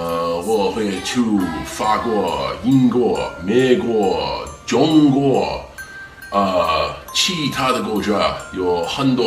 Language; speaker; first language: Chinese; non-native, learner; English